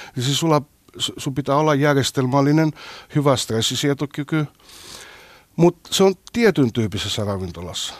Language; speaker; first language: Finnish; non-native, fluent; Greek